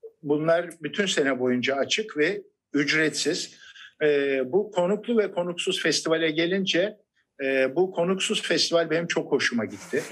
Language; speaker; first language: Turkish; native; Turkish